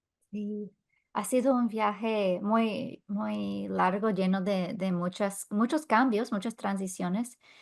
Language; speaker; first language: Spanish; non-native, fluent; English